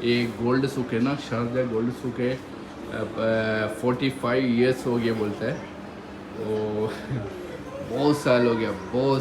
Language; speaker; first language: Hindi; non-native, local second language; Malayalam